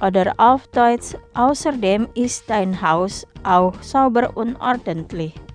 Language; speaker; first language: German; non-native, fluent; Indonesian